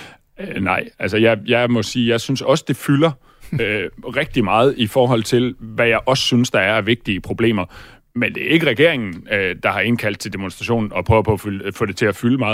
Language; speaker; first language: Danish; native; Danish